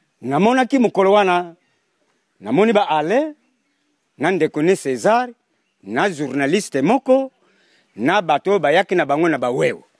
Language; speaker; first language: Lingala; non-native, local second language; Kongo